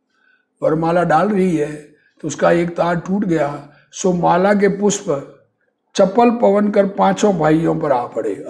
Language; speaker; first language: Hindi; native; Hindi